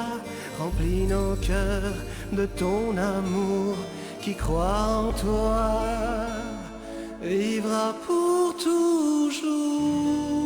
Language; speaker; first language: French; non-native, local second language; Arabic